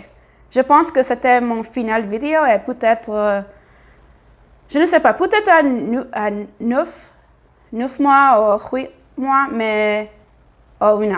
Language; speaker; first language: French; non-native, learner; English